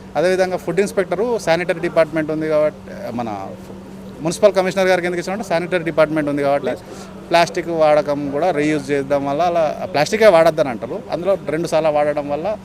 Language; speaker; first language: Telugu; native; Telugu